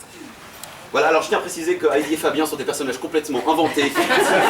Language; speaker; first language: French; native; French